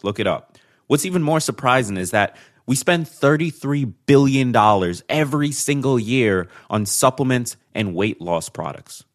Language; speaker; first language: English; native; English